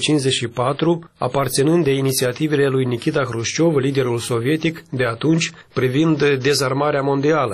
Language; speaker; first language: Romanian; native; Romanian